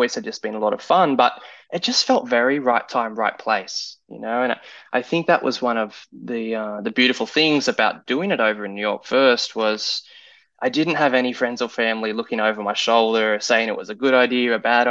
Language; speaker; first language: English; native; English